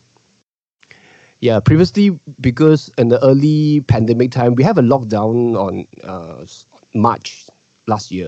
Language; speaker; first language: English; non-native, local second language; Cantonese